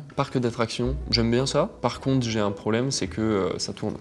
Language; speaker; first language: French; native; French